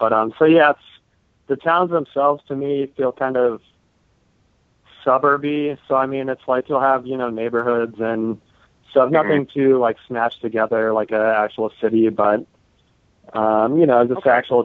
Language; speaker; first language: English; native; English